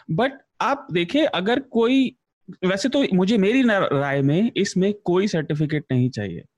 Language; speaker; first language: Hindi; native; Hindi